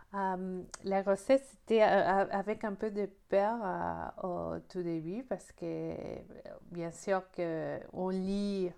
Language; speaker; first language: French; non-native, fluent; Spanish